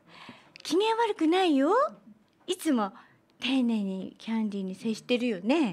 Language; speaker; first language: Japanese; native; Japanese